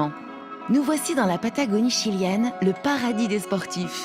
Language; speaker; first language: French; native; French